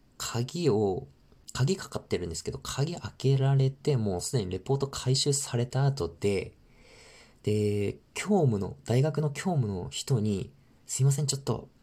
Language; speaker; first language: Japanese; native; Japanese